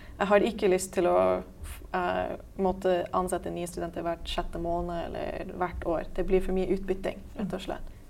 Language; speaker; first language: Norwegian; native; Norwegian